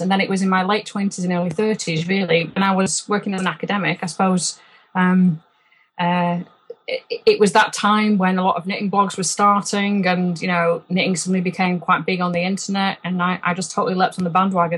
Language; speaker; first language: English; native; English